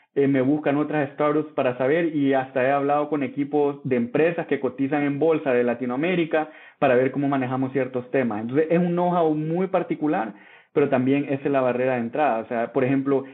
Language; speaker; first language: Spanish; native; Spanish